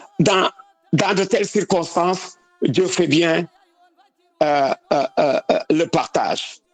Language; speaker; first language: French; non-native, local second language; Wolof